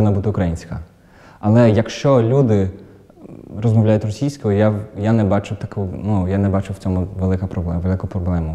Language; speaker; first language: Ukrainian; non-native, fluent; German